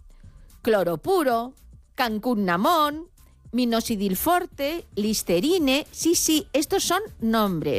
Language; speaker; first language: Spanish; native; Spanish